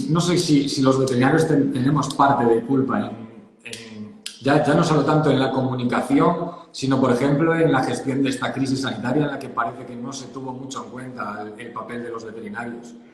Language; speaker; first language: Spanish; native; Spanish